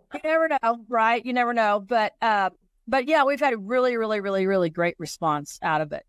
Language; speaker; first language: English; native; English